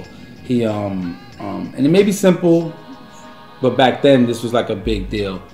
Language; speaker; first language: English; native; English